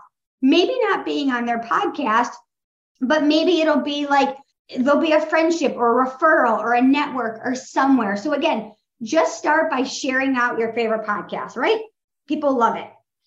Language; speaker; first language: English; native; English